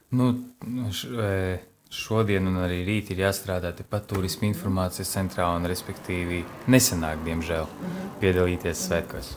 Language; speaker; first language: Latvian; native; Latvian